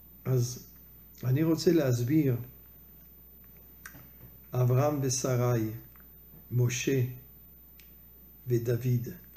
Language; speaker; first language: Hebrew; non-native, fluent; French